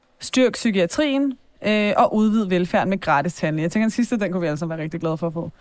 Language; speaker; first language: Danish; early bilingual, other home language; Persian